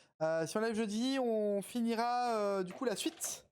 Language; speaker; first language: French; native; French